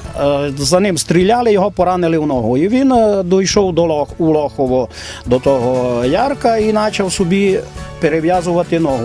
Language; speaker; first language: Ukrainian; native; Ukrainian